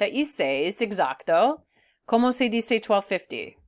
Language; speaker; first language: Spanish; non-native, fluent; English